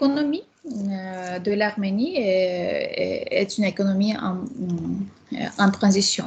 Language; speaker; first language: French; non-native, fluent; Armenian